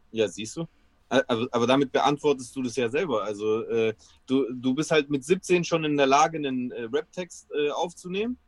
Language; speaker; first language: German; early bilingual, other home language; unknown